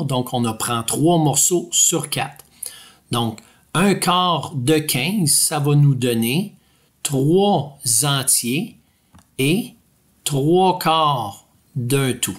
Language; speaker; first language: French; native; French